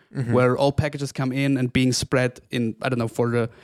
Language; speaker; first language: English; non-native, fluent; German